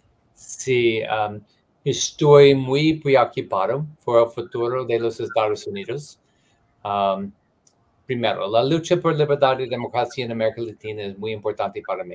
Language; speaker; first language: Spanish; non-native, learner; English